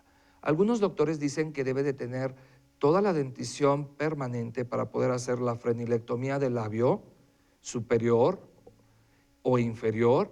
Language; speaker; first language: Spanish; native; Spanish